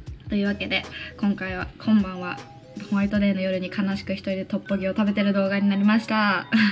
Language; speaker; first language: Japanese; early bilingual, heritage; Japanese